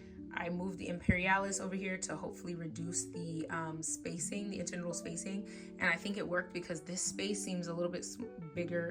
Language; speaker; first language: English; native; English